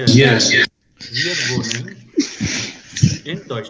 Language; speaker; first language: German; non-native, fluent; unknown